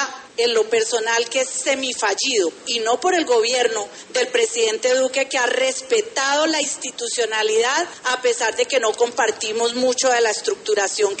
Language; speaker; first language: Spanish; native; Spanish